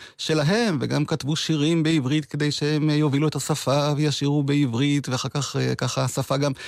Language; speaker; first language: Hebrew; native; Hebrew